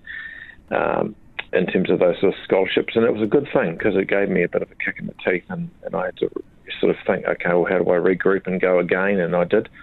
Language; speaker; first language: English; native; English